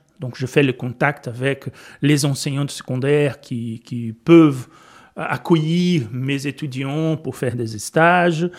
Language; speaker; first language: French; non-native, fluent; Portuguese